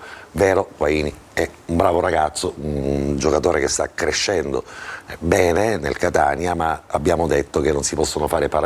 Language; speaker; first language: Italian; native; Italian